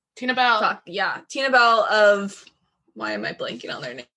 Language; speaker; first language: English; native; English